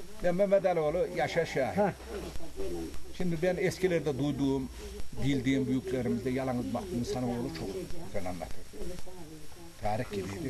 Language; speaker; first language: Turkish; native; Turkish